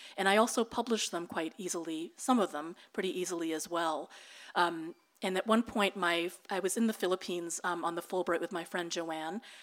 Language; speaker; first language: English; early bilingual, other home language; Filipino